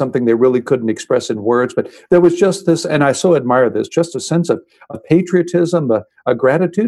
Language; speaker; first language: English; native; English